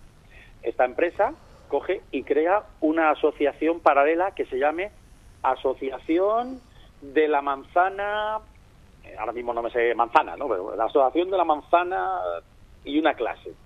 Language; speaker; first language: Spanish; native; Spanish